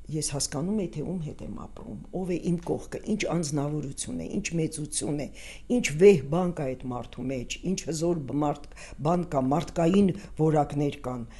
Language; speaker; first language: Armenian; native; Armenian